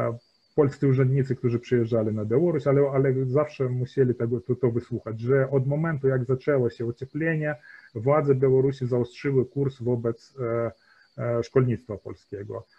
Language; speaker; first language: Polish; early bilingual, heritage; Polish